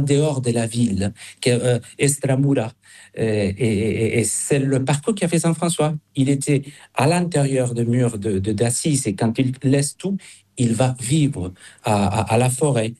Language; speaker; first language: French; non-native, fluent; Spanish